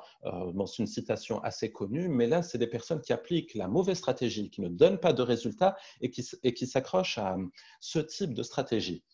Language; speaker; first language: French; native; French